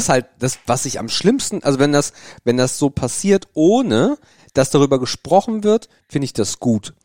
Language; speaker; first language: German; native; German